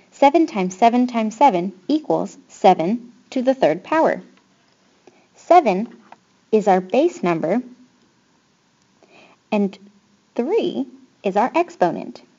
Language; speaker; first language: English; native; English